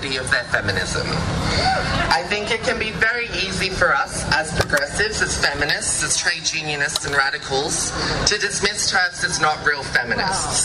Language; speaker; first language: English; native; English